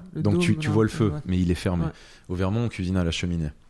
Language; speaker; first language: French; native; French